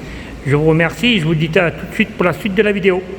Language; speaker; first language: French; native; French